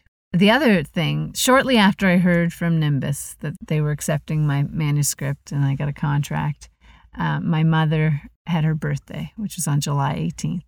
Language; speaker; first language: English; native; English